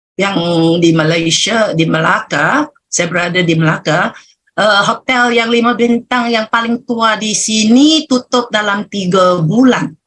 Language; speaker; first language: Malay; non-native, local second language; Chinese